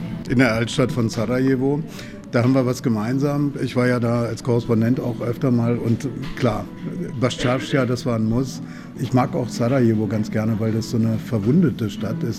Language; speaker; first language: German; native; German